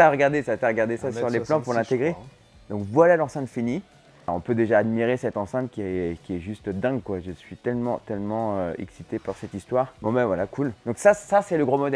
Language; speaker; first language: French; native; French